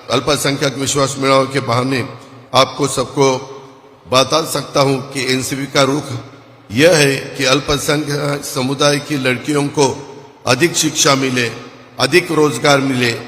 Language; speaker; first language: Hindi; non-native, local second language; Marathi